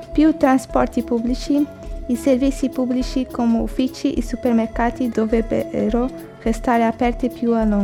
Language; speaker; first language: Italian; non-native, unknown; Portuguese